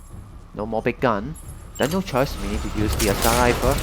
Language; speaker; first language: English; non-native, learner; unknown